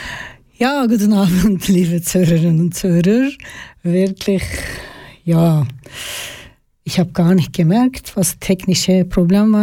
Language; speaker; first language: German; non-native, fluent; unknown